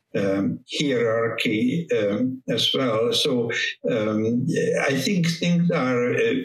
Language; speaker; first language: English; non-native, fluent; Hungarian